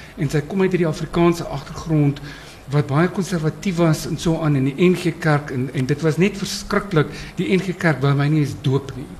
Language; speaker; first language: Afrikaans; native; Afrikaans